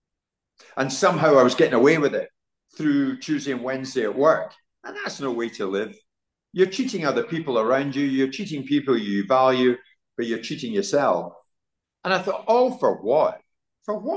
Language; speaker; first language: English; native; English